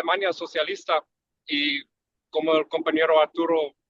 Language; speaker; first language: Spanish; early bilingual, heritage; English